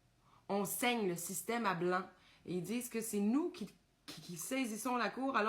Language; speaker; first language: French; native; French